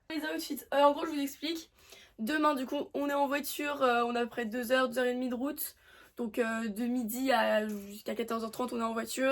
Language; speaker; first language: French; native; French